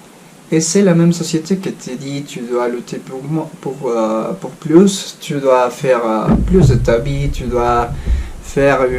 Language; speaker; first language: French; non-native, fluent; Spanish